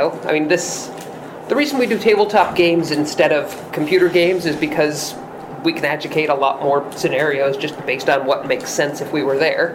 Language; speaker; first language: English; native; English